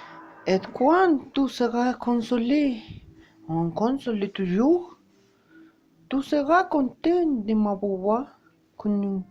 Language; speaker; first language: French; non-native, learner; Spanish